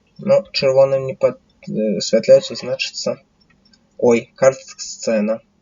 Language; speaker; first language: Belarusian; non-native, local second language; Russian